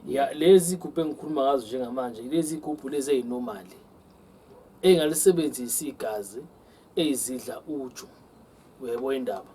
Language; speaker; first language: Zulu; native; Zulu